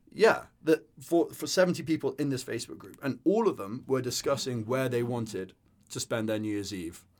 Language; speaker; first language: English; native; English